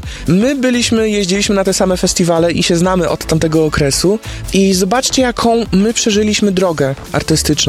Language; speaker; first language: Polish; native; Polish